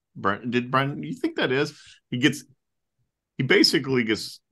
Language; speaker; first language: English; native; English